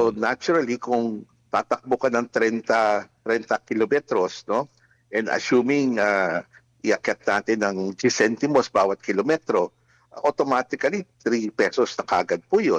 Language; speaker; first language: Filipino; native; Filipino